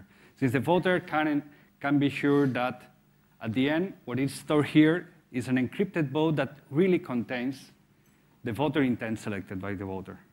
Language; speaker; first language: English; non-native, fluent; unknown